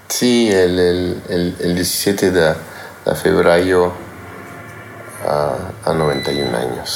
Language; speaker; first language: Italian; non-native, learner; Spanish